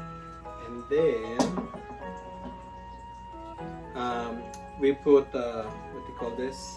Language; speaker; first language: English; non-native, local second language; Filipino